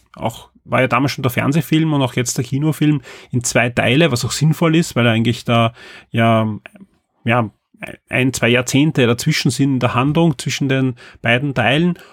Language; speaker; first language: German; native; German